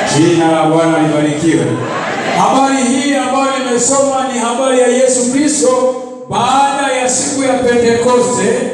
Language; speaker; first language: Swahili; non-native, local second language; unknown